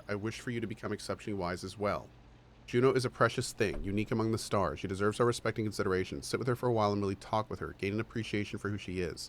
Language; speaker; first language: English; native; English